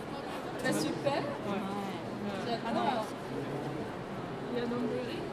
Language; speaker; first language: French; non-native, fluent; Japanese